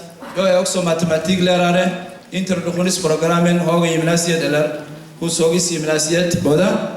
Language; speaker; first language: Swedish; non-native, fluent; Somali